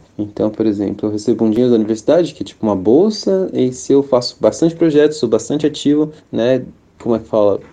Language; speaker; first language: Portuguese; native; Portuguese